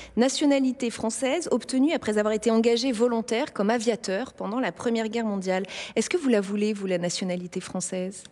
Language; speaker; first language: French; native; French